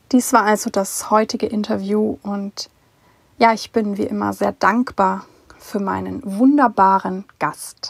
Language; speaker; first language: German; native; German